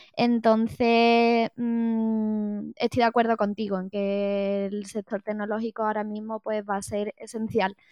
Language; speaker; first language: Spanish; native; Spanish